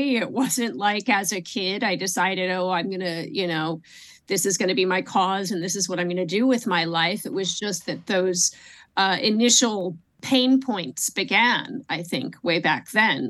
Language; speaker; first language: English; native; English